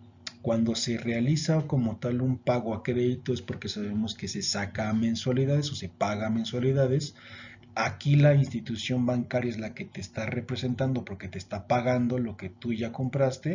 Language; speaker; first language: Spanish; native; Spanish